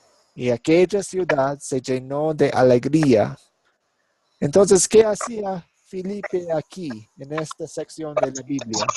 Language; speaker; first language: Spanish; non-native, fluent; English